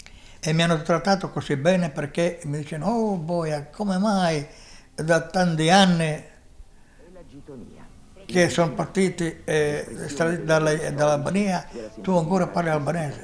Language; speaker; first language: Italian; non-native, local second language; Albanian